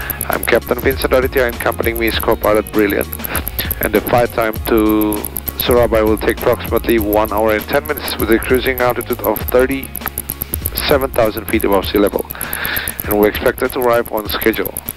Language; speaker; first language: English; non-native, fluent; Indonesian